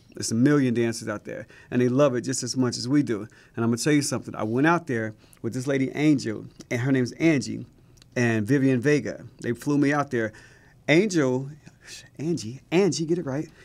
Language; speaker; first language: English; native; English